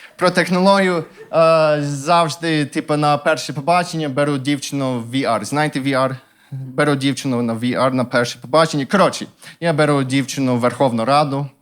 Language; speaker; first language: Ukrainian; non-native, fluent; English